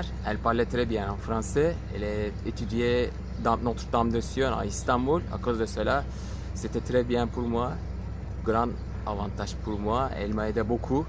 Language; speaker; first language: French; non-native, local second language; Turkish